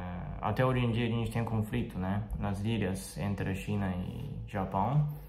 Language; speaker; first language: Portuguese; non-native, fluent; Chinese